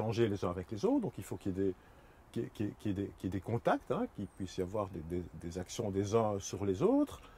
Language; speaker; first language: French; native; French